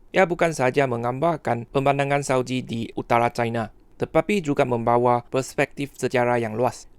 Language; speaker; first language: Malay; non-native, fluent; Chinese